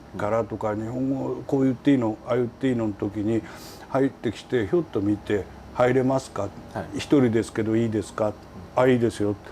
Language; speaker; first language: Japanese; native; Japanese